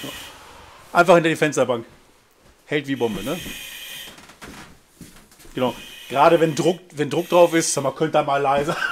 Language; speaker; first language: German; native; German